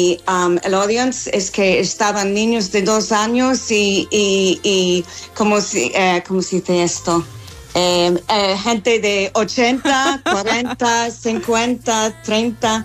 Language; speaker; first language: Spanish; non-native, fluent; English